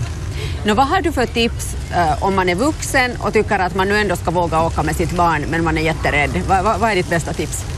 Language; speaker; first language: Swedish; native; Swedish